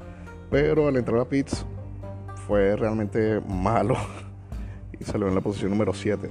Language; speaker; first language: Spanish; native; Spanish